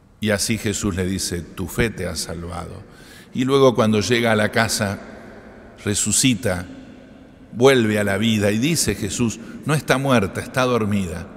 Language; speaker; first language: Spanish; native; Spanish